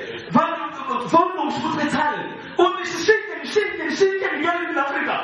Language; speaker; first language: German; non-native, learner; Lingala